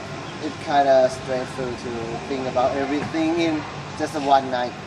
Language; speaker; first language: English; non-native, learner; Thai